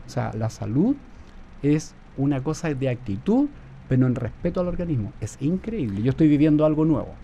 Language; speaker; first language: Spanish; native; Spanish